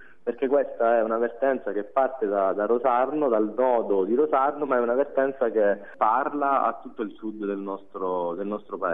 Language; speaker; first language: Italian; native; Italian